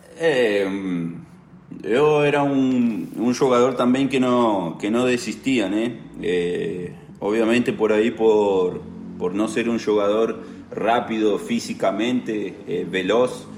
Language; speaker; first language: Portuguese; non-native, learner; Spanish